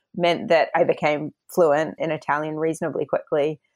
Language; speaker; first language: English; native; English